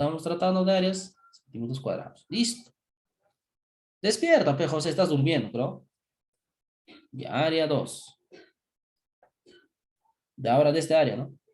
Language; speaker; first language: Spanish; native; Spanish